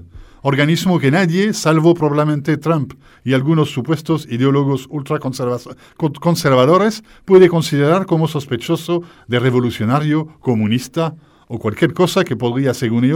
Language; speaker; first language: Spanish; native; Spanish